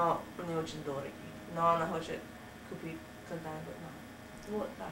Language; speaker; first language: Russian; non-native, learner; English